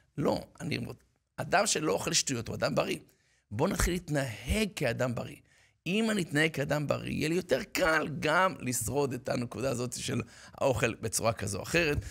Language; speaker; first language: Hebrew; native; Hebrew